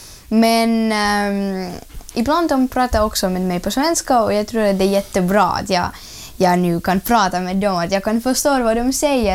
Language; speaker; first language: Swedish; early bilingual, other home language; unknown